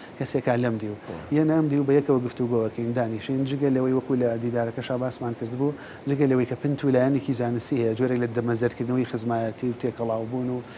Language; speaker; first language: Central Kurdish; non-native, local second language; Gurani